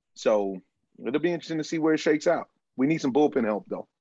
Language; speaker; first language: English; native; English